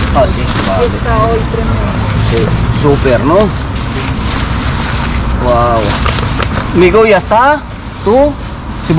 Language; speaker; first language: Spanish; non-native, learner; Filipino